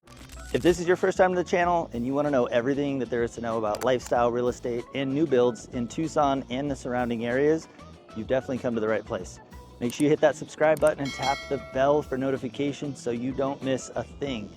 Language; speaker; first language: English; native; English